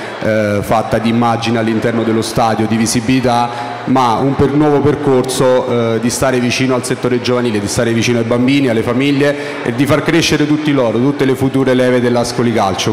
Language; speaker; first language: Italian; native; Italian